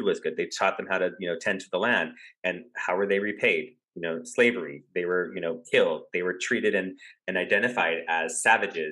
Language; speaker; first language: English; native; English